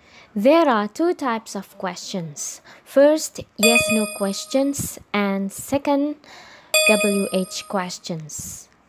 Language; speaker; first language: English; non-native, fluent; Indonesian